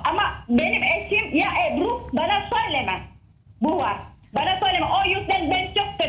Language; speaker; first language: Turkish; non-native, learner; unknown